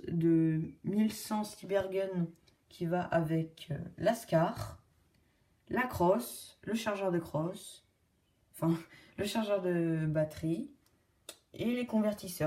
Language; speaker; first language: French; native; French